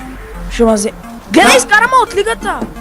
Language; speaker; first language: Bulgarian; native; Bulgarian